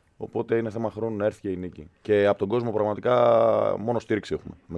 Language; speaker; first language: Greek; native; Greek